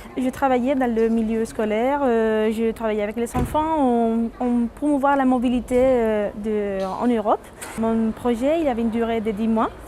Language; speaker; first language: French; non-native, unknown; Spanish